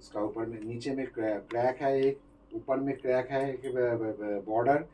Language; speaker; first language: Hindi; non-native, local second language; Bangla